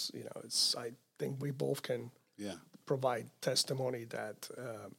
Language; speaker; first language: English; non-native, fluent; Romanian